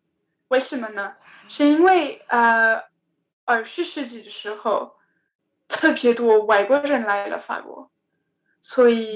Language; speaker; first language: Chinese; non-native, learner; French